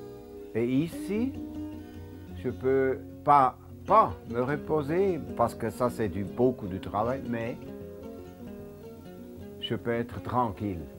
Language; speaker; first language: French; non-native, local second language; German